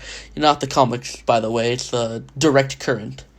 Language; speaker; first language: English; native; English